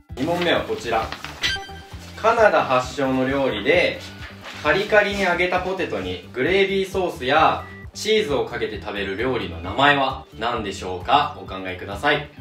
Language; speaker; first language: Japanese; native; Japanese